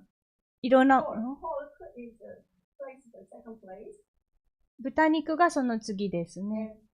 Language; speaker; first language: Japanese; non-native, fluent; Korean